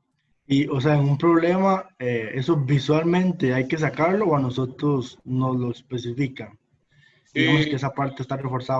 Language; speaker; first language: Spanish; native; Spanish